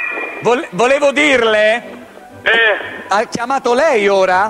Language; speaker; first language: Italian; native; Italian